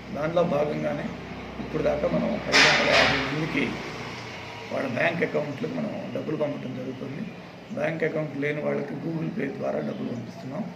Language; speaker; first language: Telugu; native; Telugu